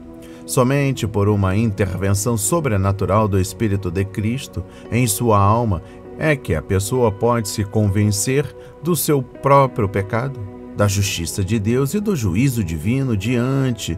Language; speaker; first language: Portuguese; native; Portuguese